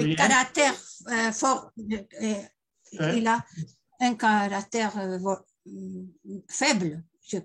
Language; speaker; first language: French; non-native, learner; Spanish